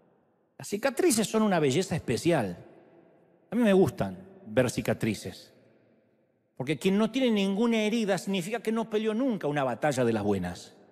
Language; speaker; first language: Spanish; native; Spanish